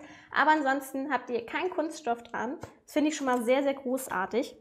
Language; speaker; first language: German; native; German